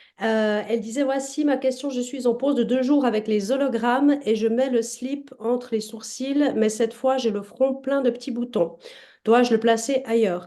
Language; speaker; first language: French; native; French